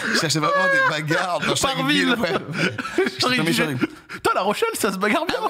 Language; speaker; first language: French; native; French